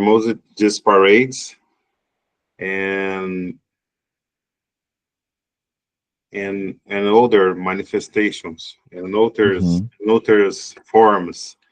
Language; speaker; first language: English; non-native, learner; Portuguese